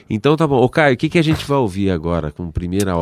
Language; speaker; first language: Portuguese; native; Portuguese